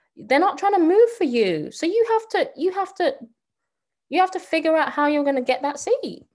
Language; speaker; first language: English; native; English